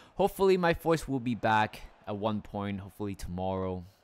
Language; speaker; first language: English; native; English